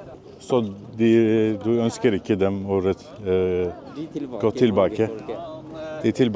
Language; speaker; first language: Norwegian; non-native, learner; Turkish